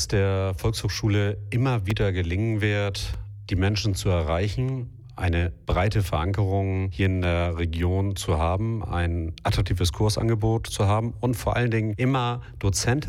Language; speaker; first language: German; native; German